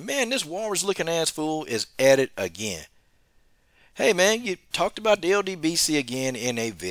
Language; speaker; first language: English; native; English